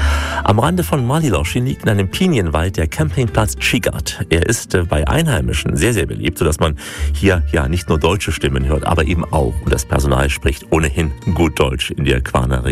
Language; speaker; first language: German; native; German